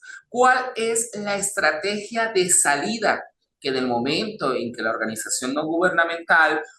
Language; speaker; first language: Spanish; native; Spanish